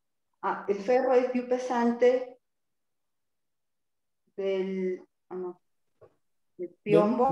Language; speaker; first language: Italian; non-native, learner; Spanish